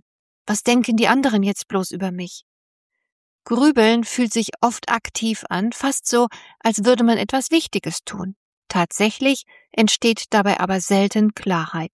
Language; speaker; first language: German; native; German